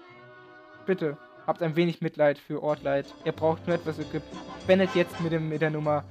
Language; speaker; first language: German; native; German